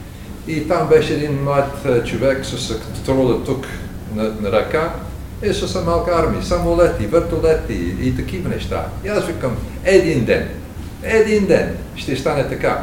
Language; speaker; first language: Bulgarian; non-native, learner; English